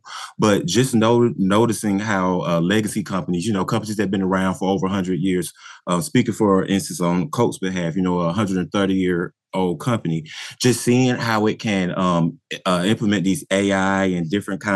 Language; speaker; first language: English; native; English